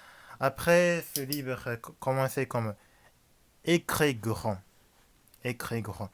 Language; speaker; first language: French; non-native, learner; Japanese